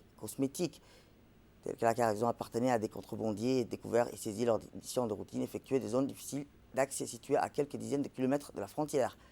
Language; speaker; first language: French; native; French